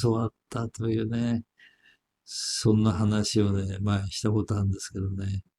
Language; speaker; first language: Japanese; native; Japanese